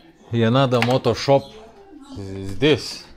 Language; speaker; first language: Russian; non-native, learner; Lithuanian